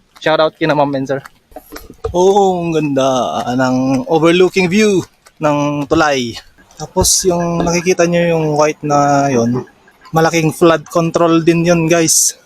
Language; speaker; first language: Filipino; non-native, local second language; Iloko